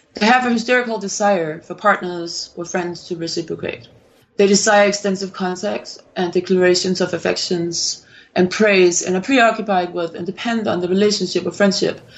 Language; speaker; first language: English; non-native, fluent; Danish